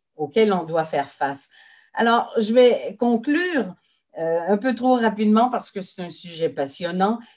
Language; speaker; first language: French; native; French